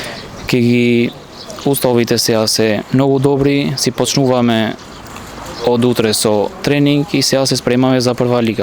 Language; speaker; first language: Macedonian; non-native, local second language; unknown